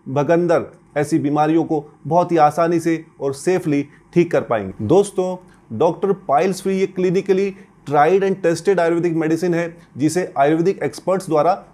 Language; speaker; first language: Hindi; native; Hindi